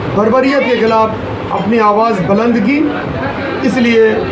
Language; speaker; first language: Urdu; native; Urdu